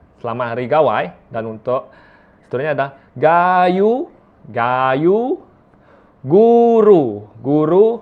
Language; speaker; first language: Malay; non-native, local second language; Iban